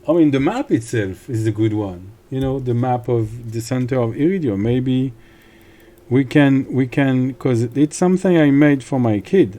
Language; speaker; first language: English; non-native, fluent; French